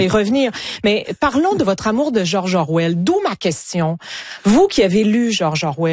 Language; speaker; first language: French; native; French